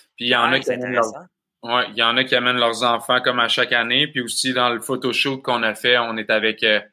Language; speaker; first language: French; native; French